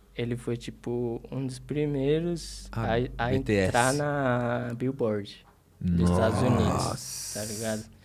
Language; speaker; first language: Portuguese; early bilingual, other home language; Korean